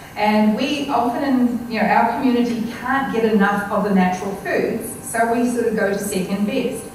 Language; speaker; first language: English; native; English